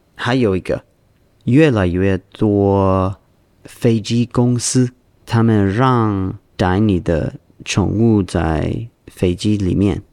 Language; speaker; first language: Chinese; non-native, learner; English